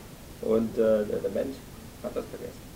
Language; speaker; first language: German; non-native, fluent; Vietnamese